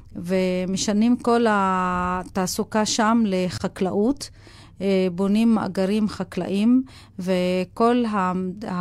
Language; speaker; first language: Hebrew; non-native, local second language; Arabic